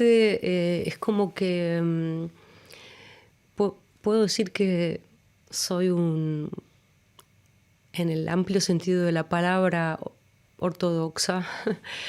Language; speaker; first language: Spanish; early bilingual, other home language; German